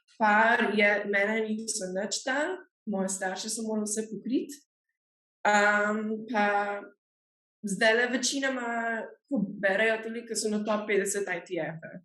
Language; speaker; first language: Slovenian; early bilingual, heritage; Slovenian